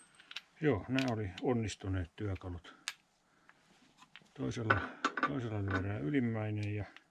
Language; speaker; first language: Finnish; native; Finnish